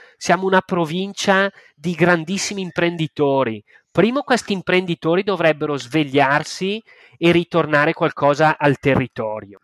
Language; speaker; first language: Italian; native; Italian